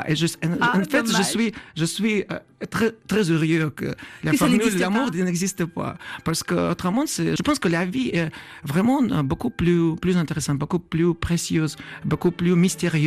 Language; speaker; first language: French; non-native, fluent; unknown